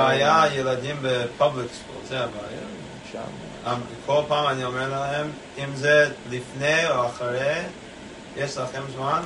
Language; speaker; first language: Hebrew; non-native, learner; English